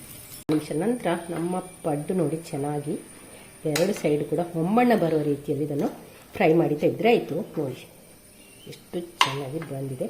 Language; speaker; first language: Kannada; native; Kannada